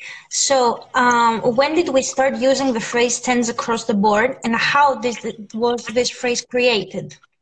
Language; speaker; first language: English; non-native, fluent; Greek